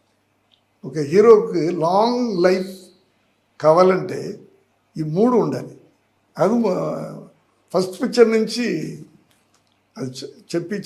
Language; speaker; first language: Telugu; non-native, learner; Tamil